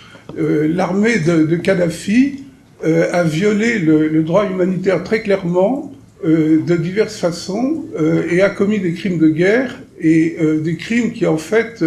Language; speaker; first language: French; native; French